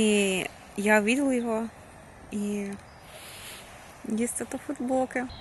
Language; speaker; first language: Russian; non-native, learner; English